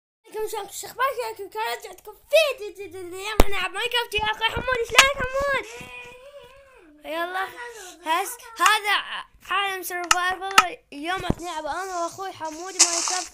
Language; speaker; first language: Arabic; early bilingual, heritage; Arabic